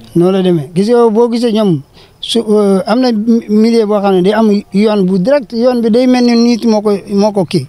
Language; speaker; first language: Wolof; non-native, fluent; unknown